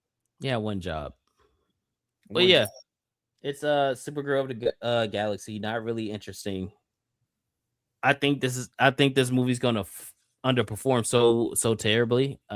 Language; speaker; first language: English; native; English